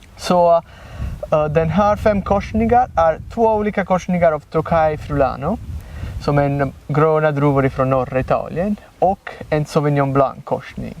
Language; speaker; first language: Swedish; non-native, fluent; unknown